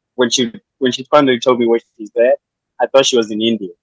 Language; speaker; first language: English; non-native, local second language; Shona